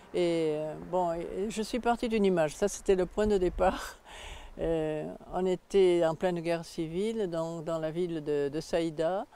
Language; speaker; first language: French; native; French